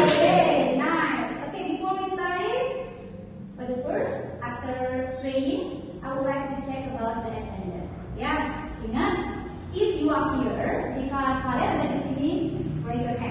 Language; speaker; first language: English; non-native, learner; Indonesian